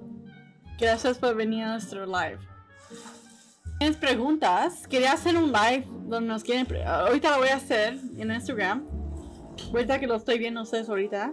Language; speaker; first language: Spanish; early bilingual, heritage; Spanish